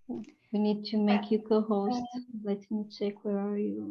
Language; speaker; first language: English; non-native, fluent; Portuguese